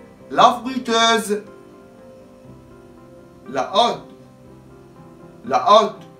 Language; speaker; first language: French; non-native, fluent; Arabic